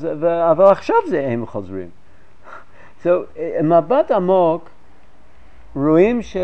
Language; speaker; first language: Hebrew; non-native, fluent; English